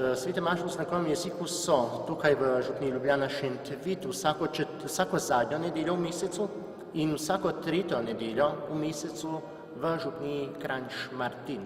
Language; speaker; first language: Slovenian; non-native, fluent; Czech